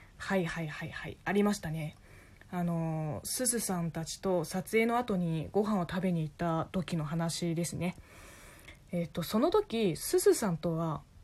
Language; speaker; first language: Japanese; non-native, fluent; Chinese